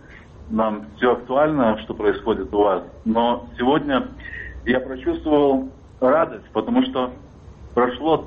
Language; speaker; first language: Russian; non-native, fluent; Lithuanian